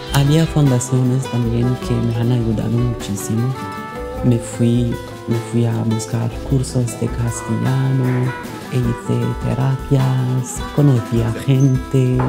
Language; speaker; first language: Spanish; non-native, fluent; Arabic